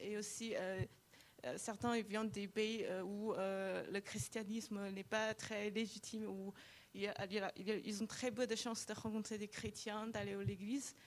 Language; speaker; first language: French; non-native, fluent; Chinese